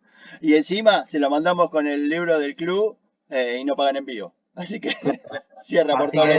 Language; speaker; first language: Spanish; native; Spanish